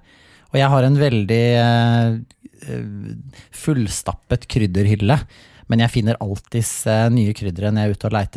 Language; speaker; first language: Norwegian; native; Norwegian